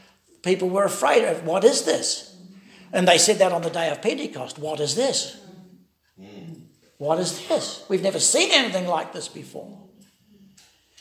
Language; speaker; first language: English; native; English